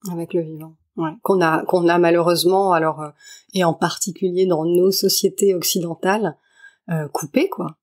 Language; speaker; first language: French; native; French